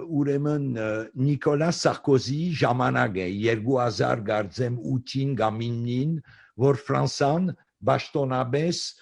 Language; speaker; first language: Armenian; early bilingual, heritage; Armenian